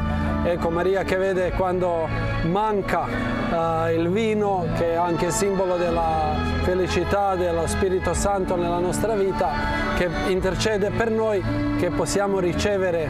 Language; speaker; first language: Italian; non-native, fluent; Croatian